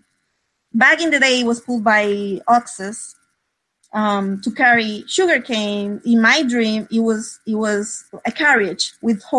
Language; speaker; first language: English; non-native, fluent; Spanish